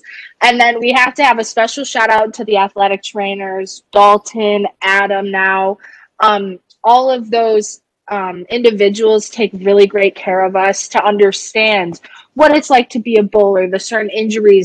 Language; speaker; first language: English; native; English